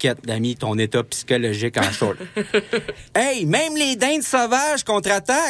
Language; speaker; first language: French; native; French